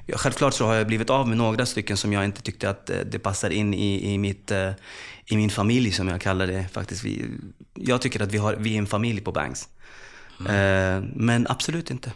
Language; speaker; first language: Swedish; early bilingual, other home language; Arabic